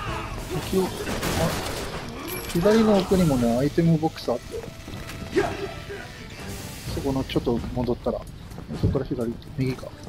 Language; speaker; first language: Japanese; native; Japanese